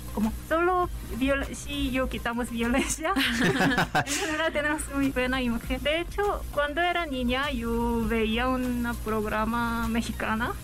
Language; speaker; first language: Spanish; non-native, learner; Korean